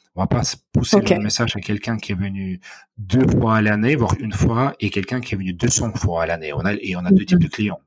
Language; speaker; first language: French; non-native, fluent; Ukrainian